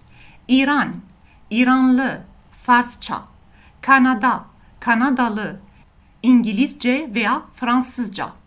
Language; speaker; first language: Turkish; non-native, learner; French